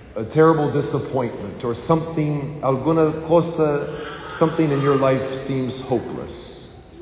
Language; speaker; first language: English; native; English